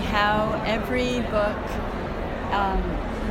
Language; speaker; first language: English; native; English